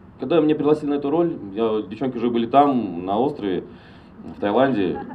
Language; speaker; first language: Russian; native; Russian